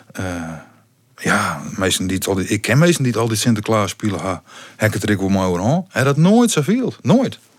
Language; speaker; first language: Dutch; native; Dutch